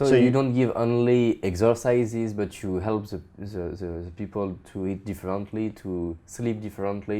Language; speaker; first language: English; non-native, fluent; French